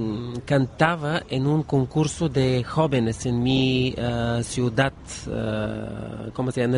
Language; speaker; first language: Spanish; non-native, learner; Bulgarian